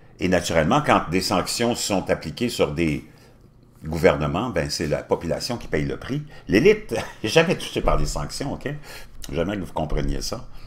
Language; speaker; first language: French; native; French